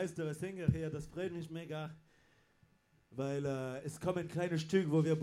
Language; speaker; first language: German; non-native, fluent; French